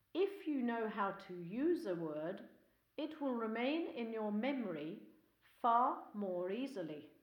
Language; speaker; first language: English; native; English